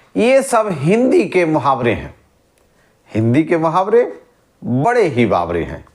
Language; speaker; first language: Hindi; native; Hindi